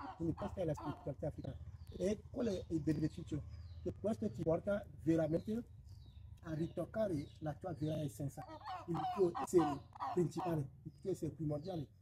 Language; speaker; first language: Italian; non-native, fluent; Ewe